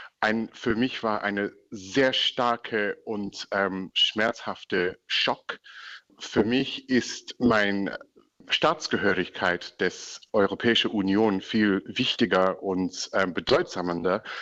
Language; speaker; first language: German; non-native, fluent; English